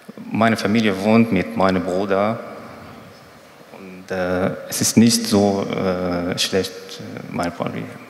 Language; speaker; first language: German; non-native, learner; Arabic